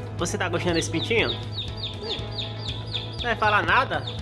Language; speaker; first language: Portuguese; native; Portuguese